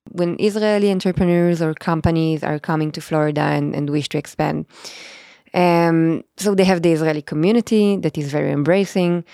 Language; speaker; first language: English; non-native, fluent; Hebrew